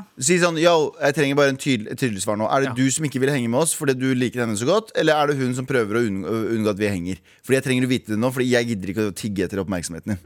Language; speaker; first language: Norwegian; early bilingual, other home language; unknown